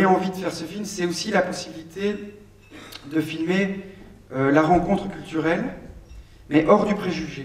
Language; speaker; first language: French; native; French